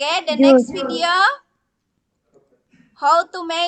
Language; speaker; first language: English; non-native, learner; Indonesian